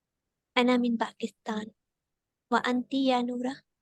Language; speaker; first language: Arabic; non-native, learner; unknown